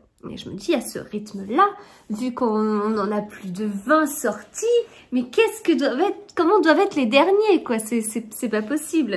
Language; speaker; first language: French; native; French